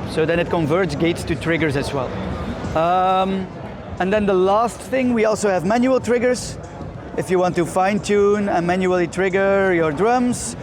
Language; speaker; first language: English; non-native, fluent; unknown